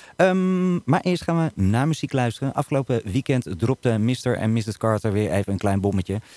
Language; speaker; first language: Dutch; native; Dutch